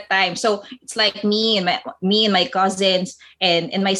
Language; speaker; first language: English; non-native, local second language; Filipino